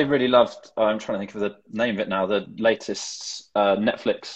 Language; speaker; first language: English; native; English